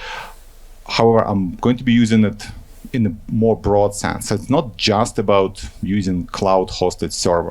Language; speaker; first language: English; non-native, fluent; Ukrainian